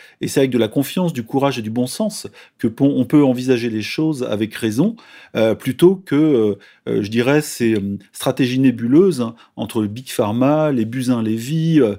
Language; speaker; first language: French; native; French